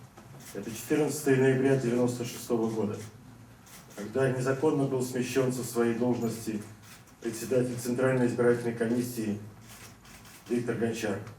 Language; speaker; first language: Russian; native; Russian